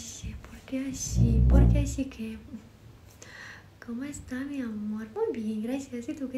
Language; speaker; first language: Spanish; non-native, learner; Ukrainian